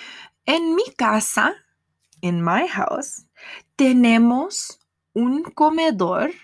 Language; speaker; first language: Spanish; non-native, fluent; English